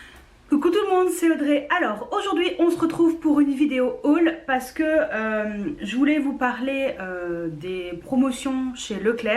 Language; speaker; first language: French; native; French